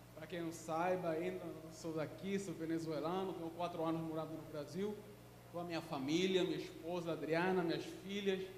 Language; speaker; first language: Portuguese; non-native, fluent; Spanish